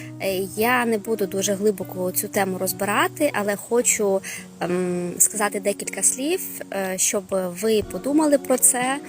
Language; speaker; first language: Ukrainian; non-native, local second language; Russian